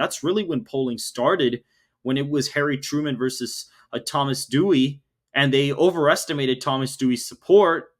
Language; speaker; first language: English; native; English